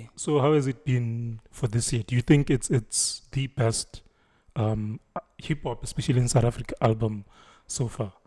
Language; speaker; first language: English; non-native, local second language; Zulu